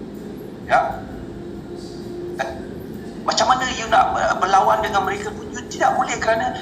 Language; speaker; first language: Indonesian; non-native, local second language; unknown